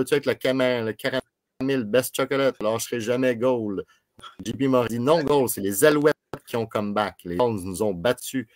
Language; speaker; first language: French; native; French